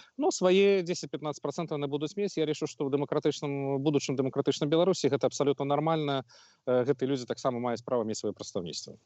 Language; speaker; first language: Belarusian; non-native, local second language; Russian